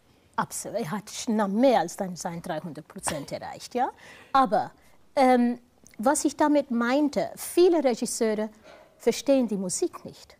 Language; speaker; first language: German; non-native, fluent; English